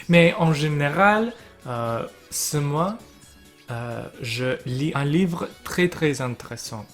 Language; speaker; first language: French; non-native, learner; English